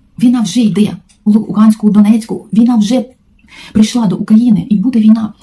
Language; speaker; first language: Ukrainian; non-native, local second language; Russian